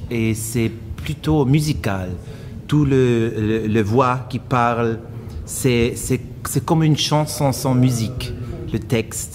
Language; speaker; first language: French; non-native, fluent; German